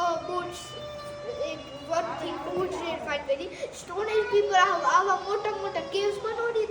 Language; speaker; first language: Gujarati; early bilingual, heritage; Gujarati